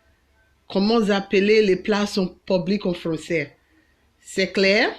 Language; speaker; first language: French; non-native, fluent; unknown